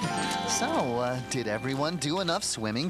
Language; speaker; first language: English; native; English